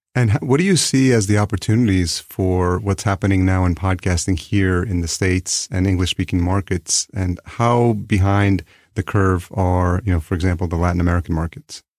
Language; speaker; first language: English; early bilingual, other home language; Spanish